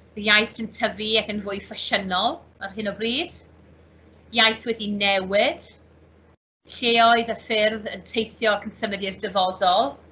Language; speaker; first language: Welsh; native; Welsh